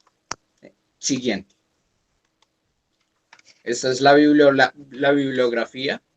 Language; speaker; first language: Spanish; native; Spanish